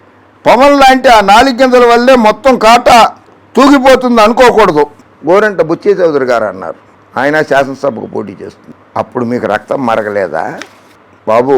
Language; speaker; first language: Telugu; native; Telugu